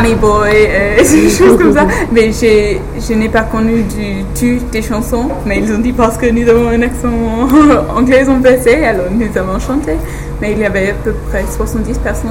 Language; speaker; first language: French; non-native, fluent; English